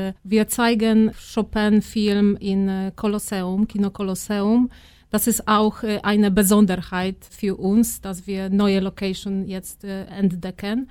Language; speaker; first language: German; non-native, fluent; Polish